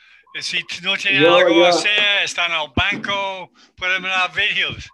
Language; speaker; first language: Spanish; non-native, learner; English